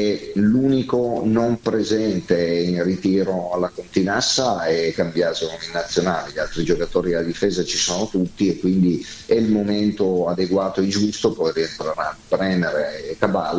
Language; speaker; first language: Italian; native; Italian